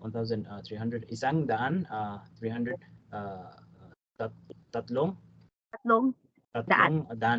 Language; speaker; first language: Filipino; non-native, learner; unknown